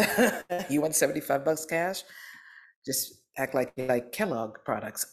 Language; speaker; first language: English; native; English